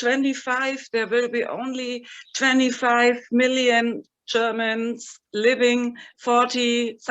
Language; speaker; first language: English; non-native, fluent; German